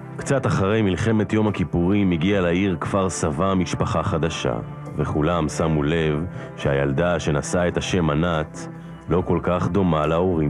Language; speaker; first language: Hebrew; native; Hebrew